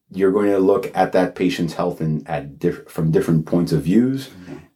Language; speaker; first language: English; native; English